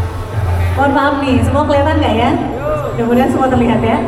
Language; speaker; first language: Indonesian; native; Indonesian